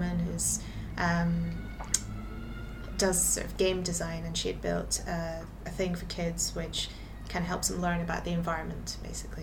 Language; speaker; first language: English; native; English